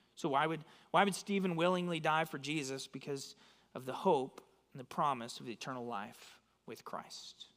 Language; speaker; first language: English; native; English